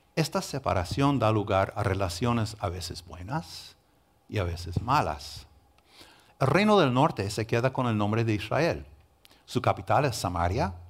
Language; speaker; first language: Spanish; non-native, fluent; English